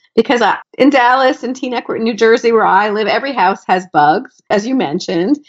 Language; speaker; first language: English; native; English